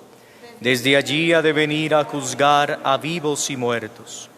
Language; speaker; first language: Spanish; native; Spanish